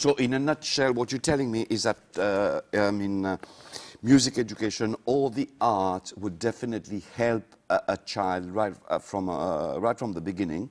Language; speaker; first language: English; non-native, local second language; Seselwa Creole French